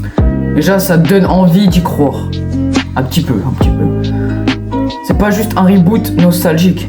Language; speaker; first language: French; native; French